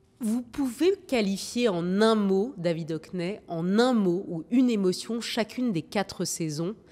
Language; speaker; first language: French; native; French